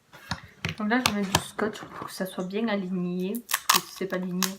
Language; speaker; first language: French; native; French